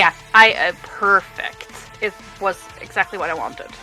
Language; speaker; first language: English; non-native, fluent; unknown